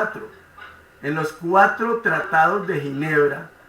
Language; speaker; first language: Spanish; native; Spanish